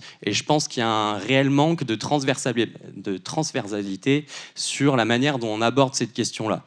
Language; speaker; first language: French; native; French